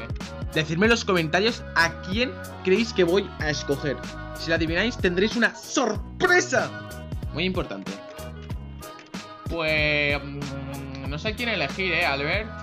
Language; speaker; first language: Spanish; native; Spanish